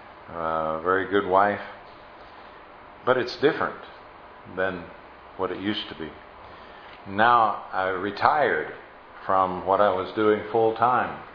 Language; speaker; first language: English; native; English